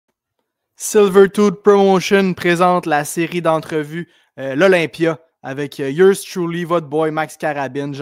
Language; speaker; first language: French; native; French